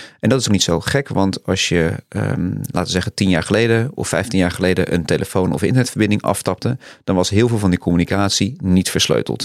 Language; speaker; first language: Dutch; native; Dutch